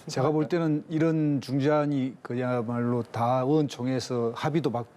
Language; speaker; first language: Korean; native; Korean